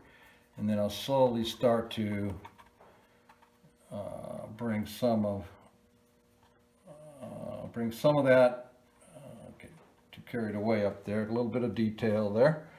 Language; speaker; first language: English; native; English